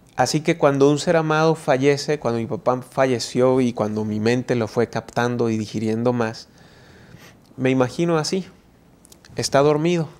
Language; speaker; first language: Spanish; native; Spanish